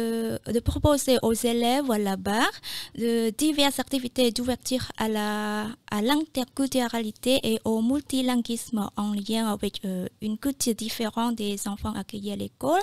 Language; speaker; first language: French; non-native, fluent; Khmer